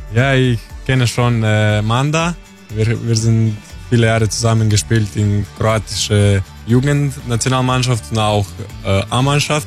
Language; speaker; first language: German; non-native, fluent; Croatian